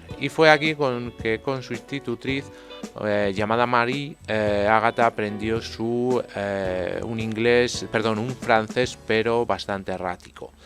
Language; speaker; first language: Spanish; native; Spanish